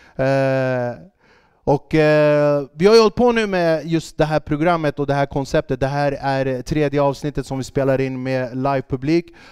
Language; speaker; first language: Swedish; early bilingual, other home language; Kurdish